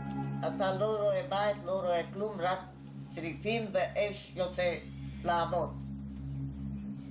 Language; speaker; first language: Hebrew; non-native, fluent; Hungarian